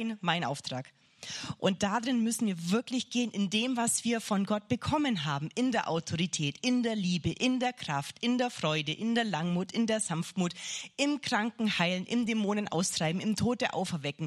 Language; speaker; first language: German; native; German